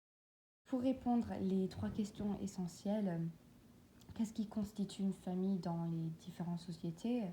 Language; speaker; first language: French; non-native, learner; English